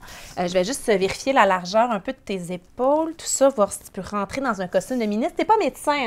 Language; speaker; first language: French; native; French